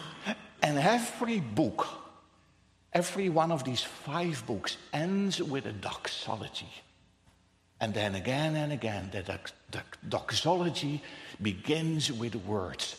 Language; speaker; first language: English; non-native, fluent; Dutch